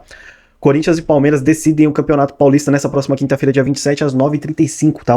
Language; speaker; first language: Portuguese; native; Portuguese